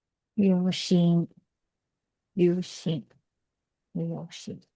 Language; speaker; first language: Japanese; non-native, learner; Filipino